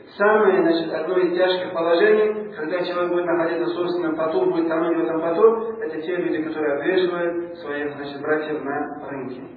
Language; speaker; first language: Russian; non-native, local second language; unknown